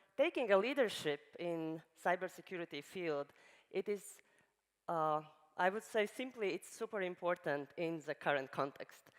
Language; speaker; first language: English; non-native, fluent; Latvian